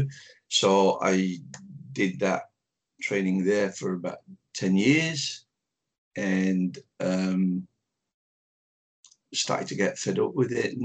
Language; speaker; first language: English; native; English